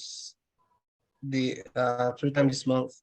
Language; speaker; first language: English; non-native, learner; Spanish